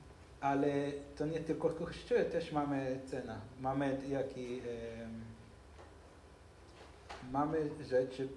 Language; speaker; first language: Polish; non-native, learner; Hebrew